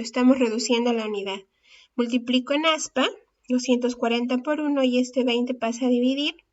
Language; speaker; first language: Spanish; native; Spanish